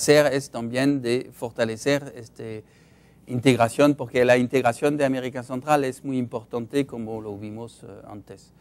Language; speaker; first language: Spanish; non-native, fluent; French